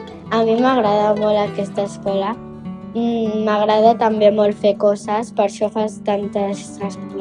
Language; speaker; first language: Catalan; non-native, local second language; Spanish